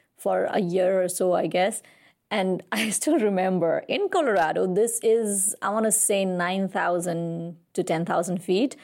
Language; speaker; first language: English; non-native, local second language; Nepali